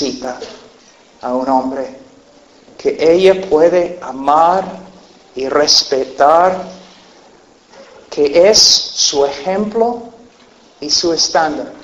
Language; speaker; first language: Spanish; non-native, fluent; English